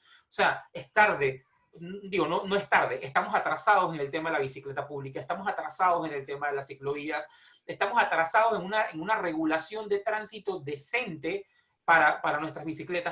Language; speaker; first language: Spanish; native; Spanish